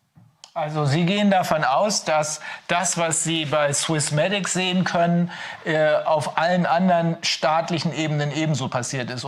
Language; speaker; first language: German; native; German